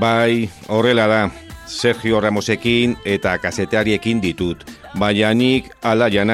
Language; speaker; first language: Basque; non-native, learner; Spanish